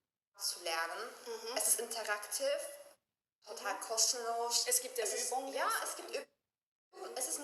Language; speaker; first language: German; non-native, learner; Chinese